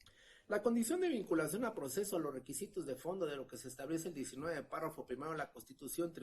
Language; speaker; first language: Spanish; native; Spanish